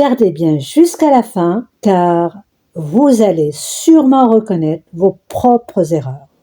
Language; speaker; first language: French; non-native, local second language; Arabic